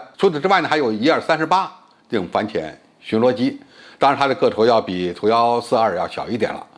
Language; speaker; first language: Chinese; native; Chinese